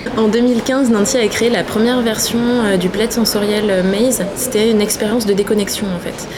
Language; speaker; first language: French; native; French